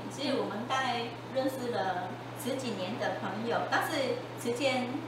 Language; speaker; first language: Chinese; non-native, fluent; Vietnamese